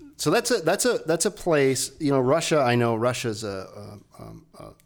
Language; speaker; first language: English; native; English